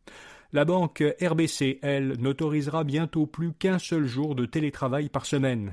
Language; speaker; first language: French; native; French